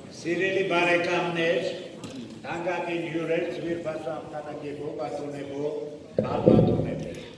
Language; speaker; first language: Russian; non-native, local second language; Armenian